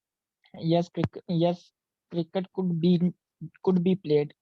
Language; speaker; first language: English; non-native, learner; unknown